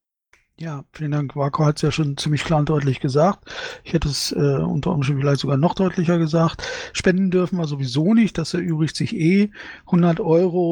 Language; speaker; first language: German; native; German